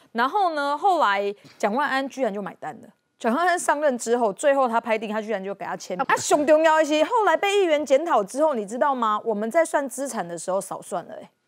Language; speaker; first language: Chinese; native; Chinese